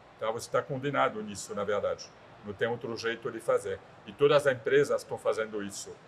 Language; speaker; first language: Portuguese; non-native, fluent; French